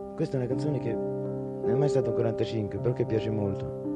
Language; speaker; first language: Italian; early bilingual, other home language; French